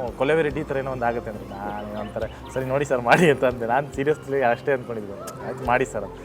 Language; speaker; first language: Kannada; native; Kannada